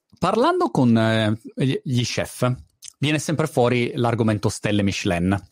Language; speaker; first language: Italian; native; Italian